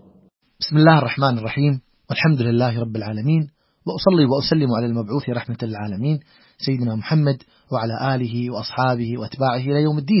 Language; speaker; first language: Arabic; native; Arabic